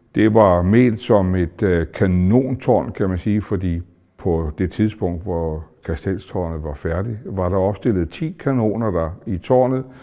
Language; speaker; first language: Danish; native; Danish